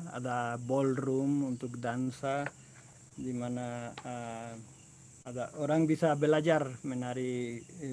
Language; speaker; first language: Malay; non-native, fluent; Spanish